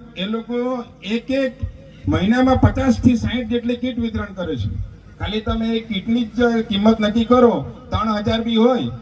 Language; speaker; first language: Gujarati; non-native, local second language; Bhili